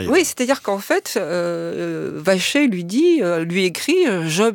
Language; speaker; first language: French; native; French